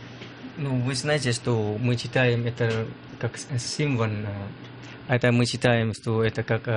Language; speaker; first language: Russian; non-native, learner; Lao